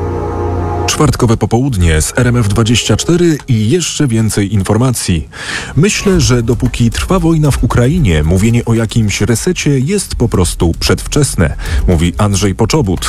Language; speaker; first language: Polish; native; Polish